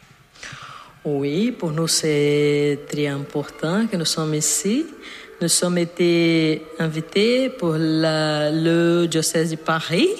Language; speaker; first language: French; non-native, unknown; Portuguese